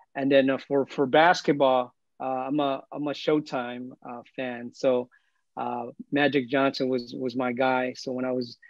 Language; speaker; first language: English; early bilingual, other home language; Filipino